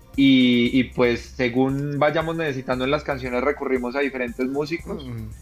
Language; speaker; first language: Spanish; native; Spanish